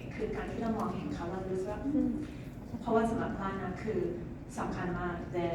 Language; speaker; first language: Thai; native; Thai